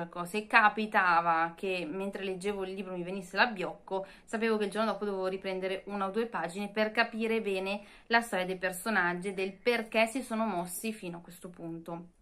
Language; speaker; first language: Italian; native; Italian